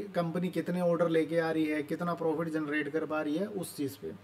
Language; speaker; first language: Hindi; native; Hindi